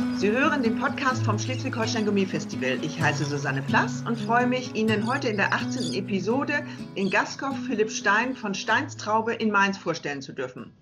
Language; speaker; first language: German; native; German